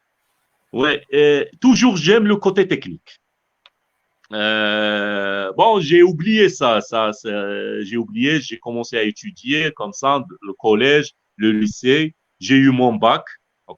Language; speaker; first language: French; non-native, local second language; Arabic